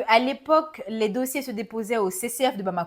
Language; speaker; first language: French; non-native, local second language; Bambara